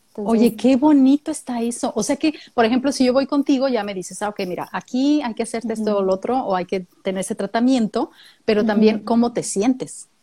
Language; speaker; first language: Spanish; native; Spanish